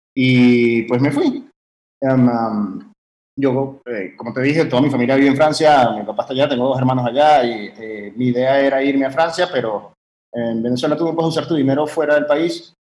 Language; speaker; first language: Spanish; early bilingual, heritage; French